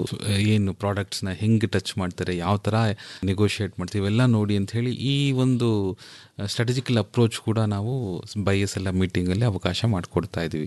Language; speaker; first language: Kannada; native; Kannada